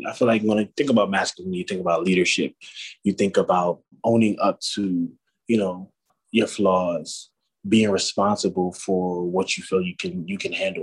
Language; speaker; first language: English; native; English